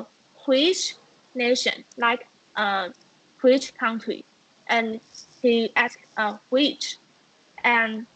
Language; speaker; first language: English; non-native, learner; Chinese